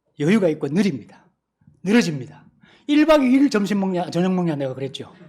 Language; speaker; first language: Korean; native; Korean